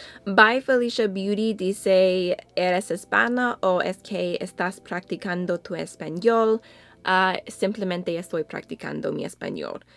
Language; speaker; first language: Spanish; non-native, learner; English